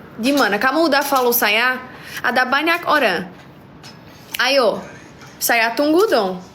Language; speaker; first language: Indonesian; non-native, learner; Portuguese